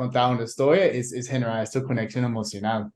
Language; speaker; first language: Spanish; non-native, fluent; English